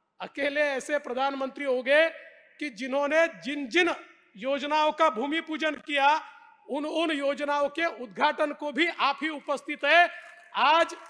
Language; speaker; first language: Hindi; non-native, local second language; Marathi